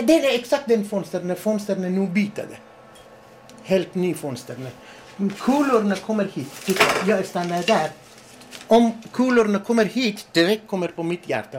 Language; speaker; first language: Swedish; non-native, fluent; Persian